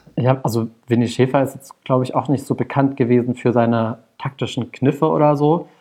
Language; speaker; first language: German; native; German